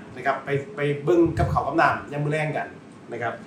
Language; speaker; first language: Thai; native; Thai